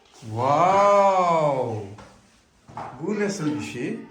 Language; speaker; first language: Turkish; non-native, learner; Urdu